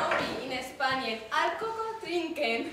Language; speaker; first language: German; non-native, learner; Spanish